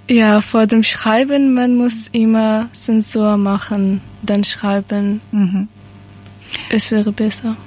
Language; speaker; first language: German; non-native, learner; Persian